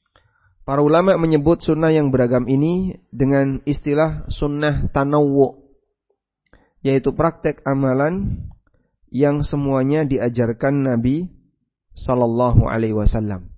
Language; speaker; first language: Indonesian; native; Indonesian